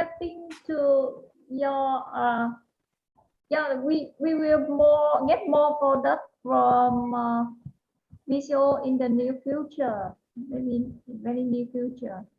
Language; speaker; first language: English; non-native, learner; Vietnamese